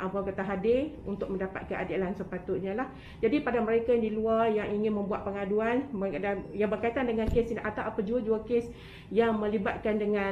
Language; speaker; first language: Malay; native; Malay